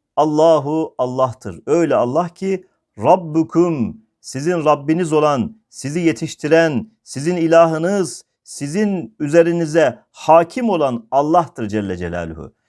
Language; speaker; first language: Turkish; native; Turkish